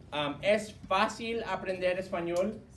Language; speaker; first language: Spanish; non-native, fluent; English